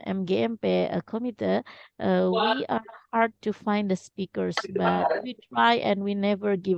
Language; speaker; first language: English; non-native, fluent; Indonesian